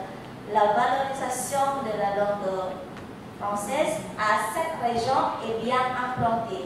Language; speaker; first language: French; non-native, fluent; Indonesian